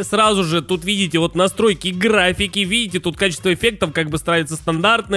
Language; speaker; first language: Russian; native; Russian